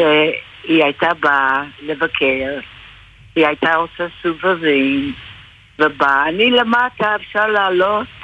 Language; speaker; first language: Hebrew; non-native, fluent; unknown